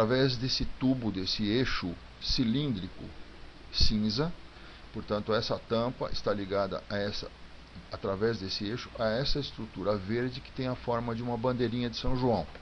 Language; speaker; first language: Portuguese; native; Portuguese